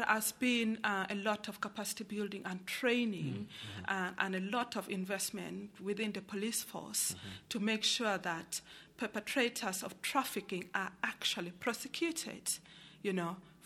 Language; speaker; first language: English; non-native, local second language; Acoli